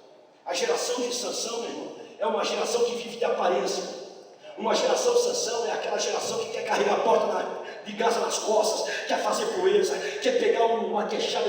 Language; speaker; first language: Portuguese; native; Portuguese